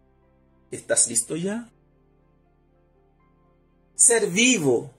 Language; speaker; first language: Spanish; non-native, fluent; Haitian Creole